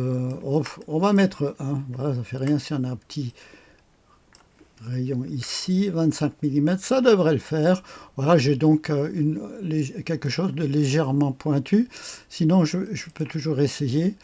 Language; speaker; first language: French; native; French